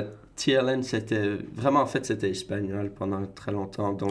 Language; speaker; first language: French; native; French